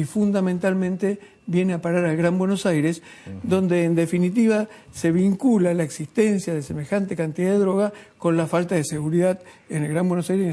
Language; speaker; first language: Spanish; native; Spanish